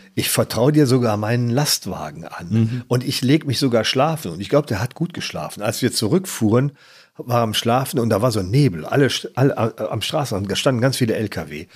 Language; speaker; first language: German; native; German